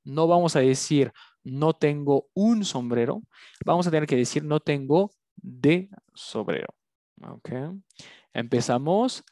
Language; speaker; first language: Spanish; non-native, fluent; French